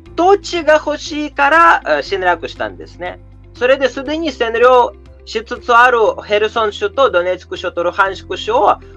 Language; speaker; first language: Japanese; non-native, fluent; Russian